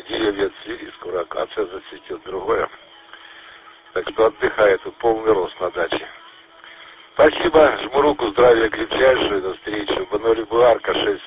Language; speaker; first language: Russian; native; Russian